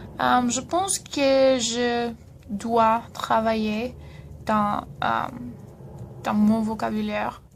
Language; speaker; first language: French; non-native, learner; Spanish